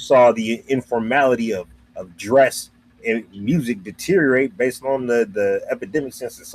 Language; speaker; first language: English; native; English